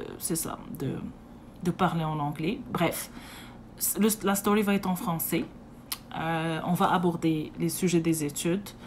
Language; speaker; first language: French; non-native, local second language; Arabic